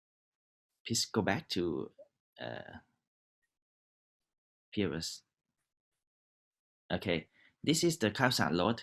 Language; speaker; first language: English; non-native, learner; Thai